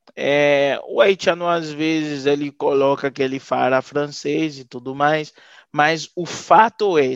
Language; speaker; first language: Portuguese; non-native, fluent; Haitian Creole